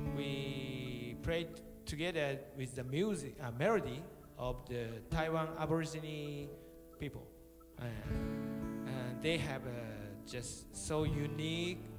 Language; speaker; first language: English; non-native, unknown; Japanese